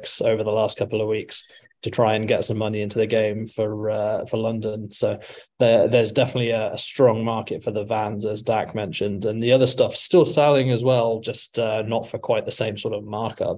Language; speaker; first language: English; native; English